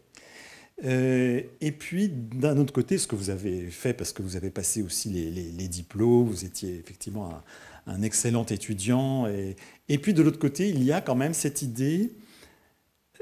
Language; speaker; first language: French; native; French